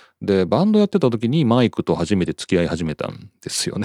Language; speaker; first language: Japanese; native; Japanese